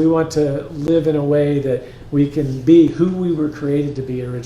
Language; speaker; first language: English; native; English